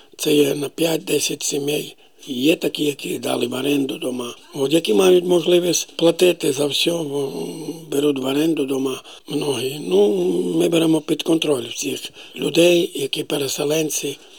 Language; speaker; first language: Ukrainian; non-native, local second language; Romany